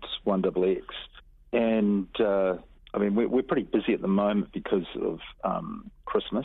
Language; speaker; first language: English; native; English